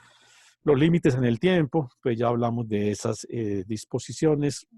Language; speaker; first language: Spanish; native; Spanish